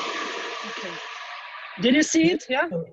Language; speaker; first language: English; non-native, learner; Ukrainian